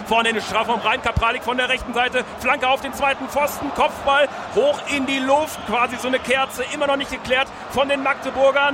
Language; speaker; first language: German; native; German